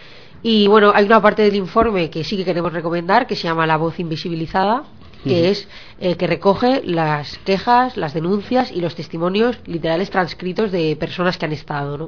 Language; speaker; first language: Spanish; native; Spanish